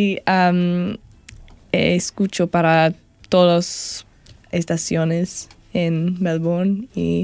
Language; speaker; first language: Spanish; non-native, learner; English